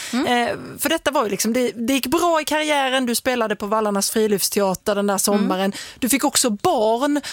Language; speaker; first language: Swedish; native; Swedish